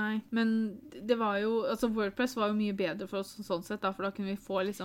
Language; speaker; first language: Norwegian; native; Norwegian